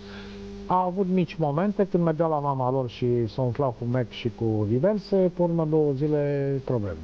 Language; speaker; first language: Romanian; native; Romanian